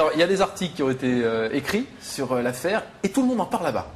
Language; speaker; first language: French; native; French